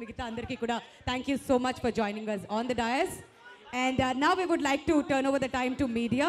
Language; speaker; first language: Telugu; native; Telugu